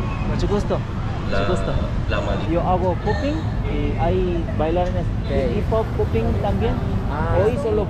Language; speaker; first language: Spanish; non-native, learner; Korean